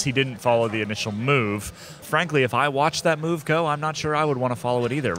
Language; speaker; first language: English; native; English